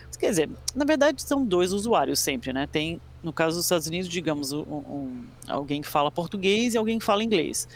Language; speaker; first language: Portuguese; early bilingual, other home language; English